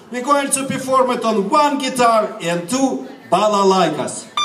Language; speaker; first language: English; non-native, fluent; Russian